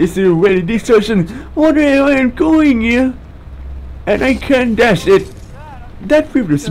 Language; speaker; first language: English; non-native, learner; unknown